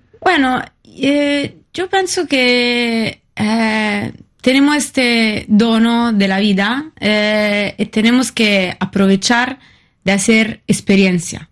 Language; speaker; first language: Spanish; non-native, fluent; Italian